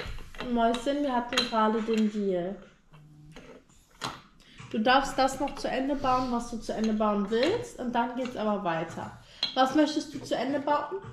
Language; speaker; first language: German; native; German